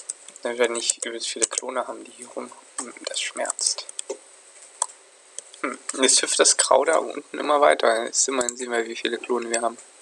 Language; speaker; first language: German; native; German